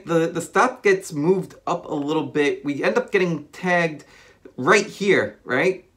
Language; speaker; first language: English; native; English